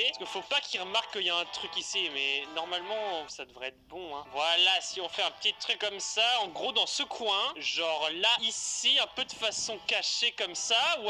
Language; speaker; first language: French; native; French